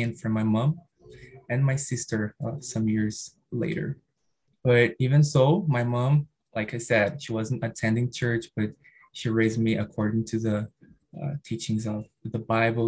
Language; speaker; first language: English; non-native, fluent; Portuguese